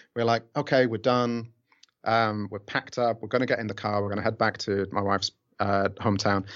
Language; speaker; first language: English; native; English